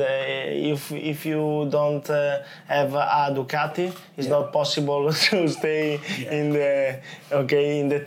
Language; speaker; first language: English; non-native, learner; Italian